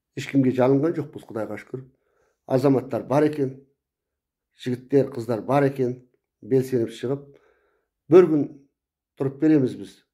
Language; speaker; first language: Kazakh; native; Kazakh